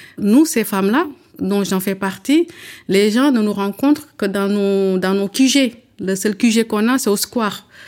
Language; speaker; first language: French; early bilingual, other home language; Wolof